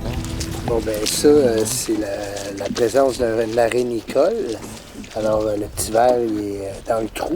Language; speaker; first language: French; native; French